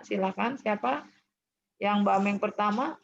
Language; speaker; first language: Indonesian; native; Indonesian